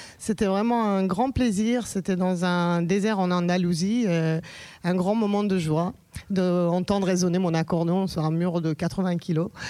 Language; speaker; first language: French; non-native, fluent; Persian